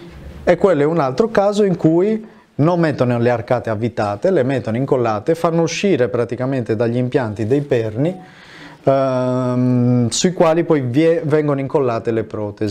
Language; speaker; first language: Italian; native; Italian